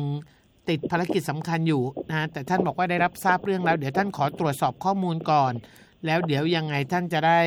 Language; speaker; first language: Thai; native; Thai